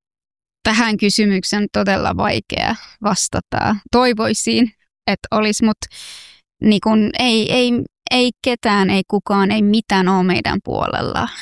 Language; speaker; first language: Finnish; non-native, fluent; Persian